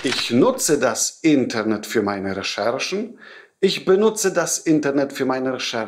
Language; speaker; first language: German; non-native, fluent; Polish